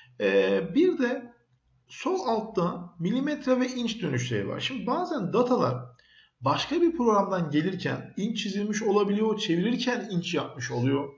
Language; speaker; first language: Turkish; native; Turkish